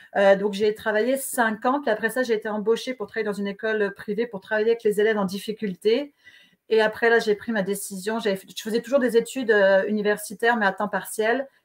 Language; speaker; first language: French; native; French